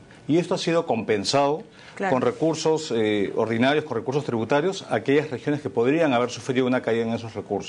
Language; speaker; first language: Spanish; native; Spanish